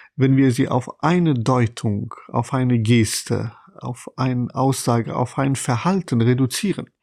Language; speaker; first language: German; non-native, fluent; Persian